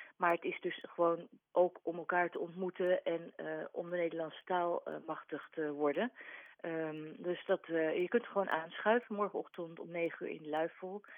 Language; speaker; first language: Dutch; native; Dutch